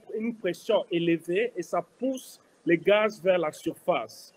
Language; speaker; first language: French; non-native, local second language; Lingala